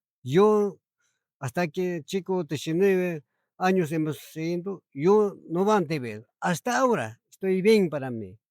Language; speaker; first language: Spanish; non-native, local second language; Quechua